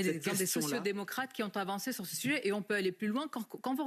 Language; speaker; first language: French; native; French